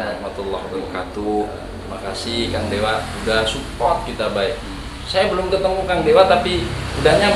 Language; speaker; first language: Indonesian; native; Indonesian